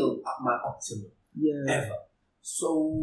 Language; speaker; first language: English; early bilingual, other home language; Cantonese